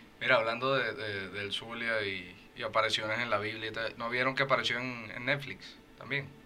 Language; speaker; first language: Spanish; native; Spanish